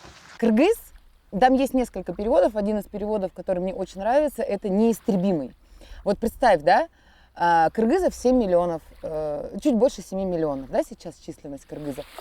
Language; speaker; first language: Russian; native; Russian